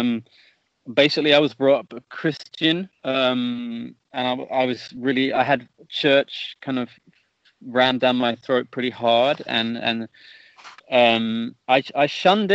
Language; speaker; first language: English; native; English